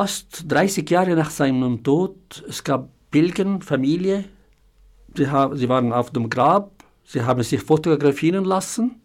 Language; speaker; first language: German; non-native, fluent; Arabic